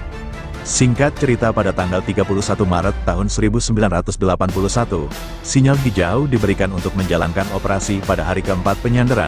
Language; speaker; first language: Indonesian; native; Indonesian